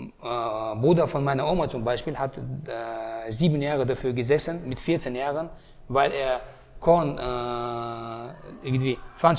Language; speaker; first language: German; native; German